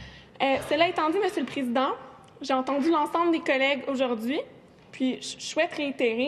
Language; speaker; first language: French; native; French